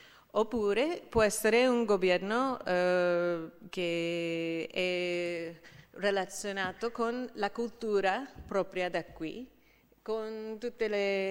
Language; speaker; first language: Italian; non-native, learner; English